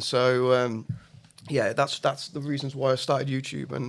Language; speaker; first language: English; native; English